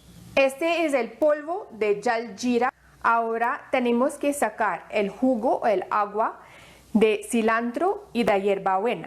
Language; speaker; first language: Spanish; non-native, fluent; Hindi